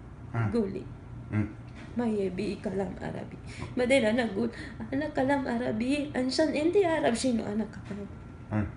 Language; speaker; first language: Arabic; non-native, learner; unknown